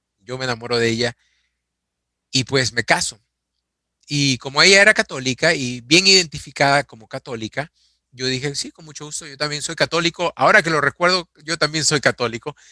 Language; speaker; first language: Spanish; native; Spanish